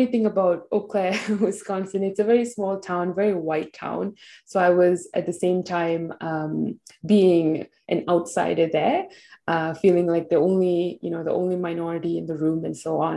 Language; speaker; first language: English; non-native, local second language; Tamil